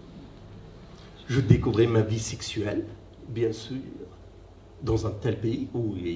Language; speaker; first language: French; non-native, fluent; Persian